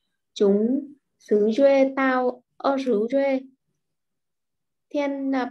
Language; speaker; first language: Chinese; non-native, learner; Vietnamese